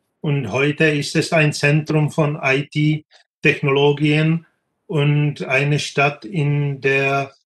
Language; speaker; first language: German; non-native, fluent; Czech